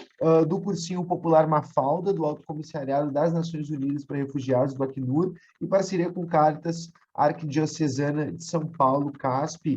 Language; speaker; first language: Portuguese; native; Portuguese